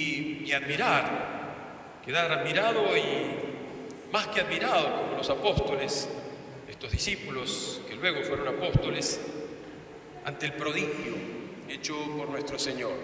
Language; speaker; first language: Spanish; native; Spanish